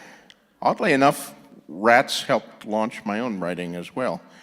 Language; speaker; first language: English; native; English